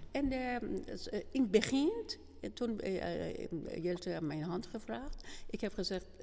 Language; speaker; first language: Dutch; non-native, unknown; Persian